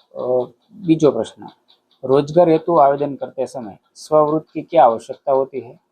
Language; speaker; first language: Hindi; non-native, local second language; Gujarati